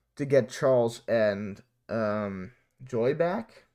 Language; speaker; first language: English; non-native, fluent; Dutch